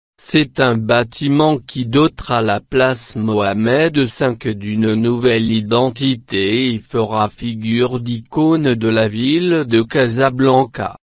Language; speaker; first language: French; non-native, local second language; Arabic